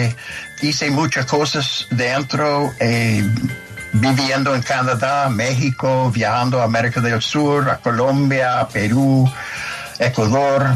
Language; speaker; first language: Spanish; non-native, fluent; English